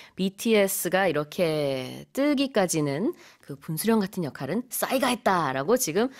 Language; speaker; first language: Korean; native; Korean